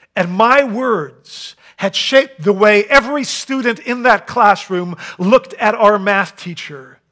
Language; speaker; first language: English; non-native, fluent; Dutch